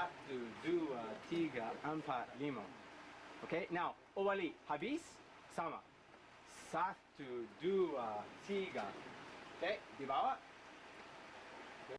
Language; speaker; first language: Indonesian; non-native, learner; English